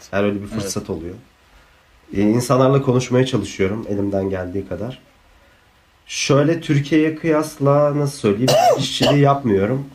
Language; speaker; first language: Turkish; native; Turkish